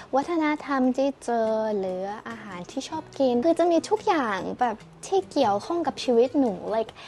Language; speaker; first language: Thai; early bilingual, other home language; Russian